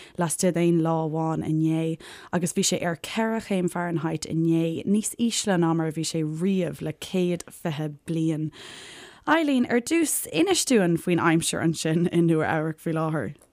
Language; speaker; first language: Irish; native; Irish